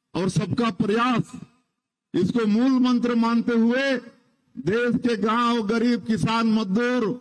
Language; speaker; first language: Hindi; native; Hindi